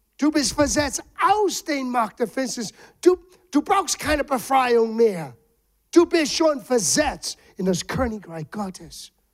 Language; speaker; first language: German; non-native, fluent; English